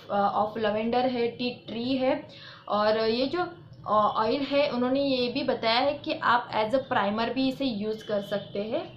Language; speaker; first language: Hindi; non-native, local second language; Marathi